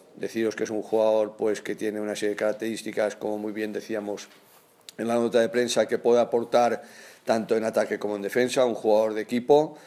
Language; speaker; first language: Spanish; non-native, local second language; Catalan